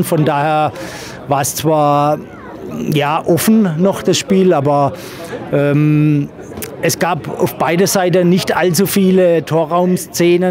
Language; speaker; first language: German; native; German